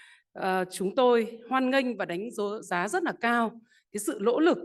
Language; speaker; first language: Vietnamese; native; Vietnamese